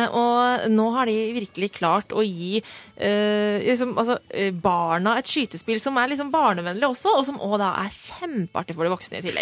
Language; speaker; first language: Norwegian; native; Norwegian